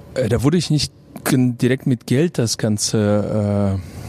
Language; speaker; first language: German; non-native, fluent; Romanian